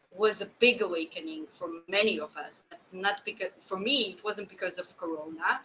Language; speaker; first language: English; non-native, fluent; Slovenian